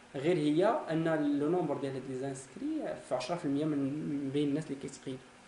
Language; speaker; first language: Arabic; native; Arabic